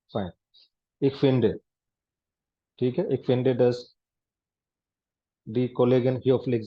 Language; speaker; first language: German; non-native, fluent; Hindi